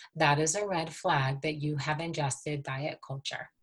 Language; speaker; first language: English; native; English